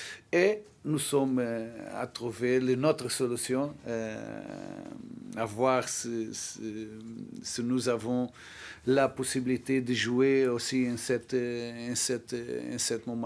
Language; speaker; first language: French; non-native, fluent; Portuguese